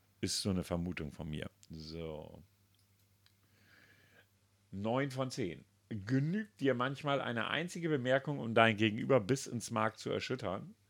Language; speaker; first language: German; native; German